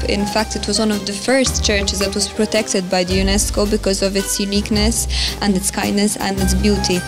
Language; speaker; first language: English; non-native, fluent; Serbian